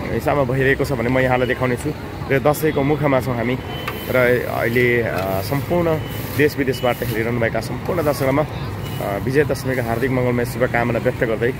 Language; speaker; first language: Nepali; native; Nepali